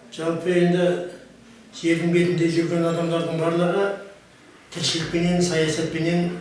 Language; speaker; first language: Kazakh; native; Kazakh